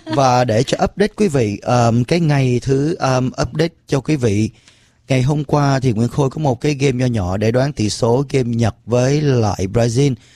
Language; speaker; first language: Vietnamese; early bilingual, heritage; Vietnamese